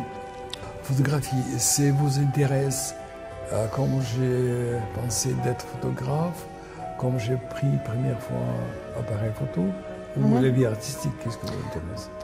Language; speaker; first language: French; non-native, fluent; Russian